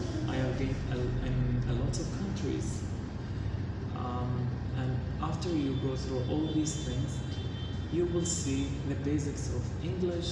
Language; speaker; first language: English; non-native, learner; Arabic